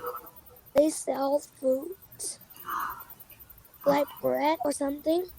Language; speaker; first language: English; non-native, learner; Vietnamese